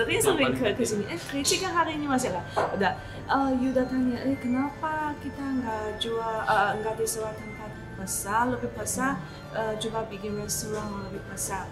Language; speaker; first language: Indonesian; non-native, learner; Chinese